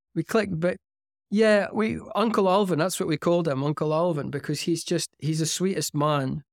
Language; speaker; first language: English; native; English